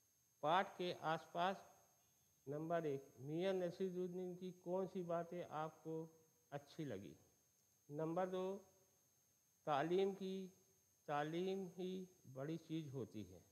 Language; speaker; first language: Hindi; native; Hindi